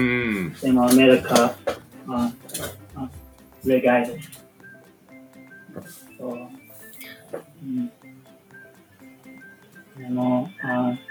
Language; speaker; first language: Japanese; non-native, learner; English